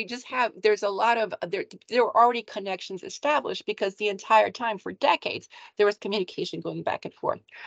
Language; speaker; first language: English; early bilingual, other home language; Ukrainian